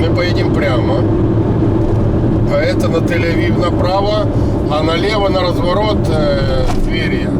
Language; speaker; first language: Russian; native; Russian